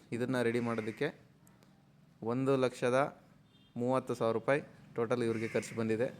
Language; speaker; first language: Kannada; native; Kannada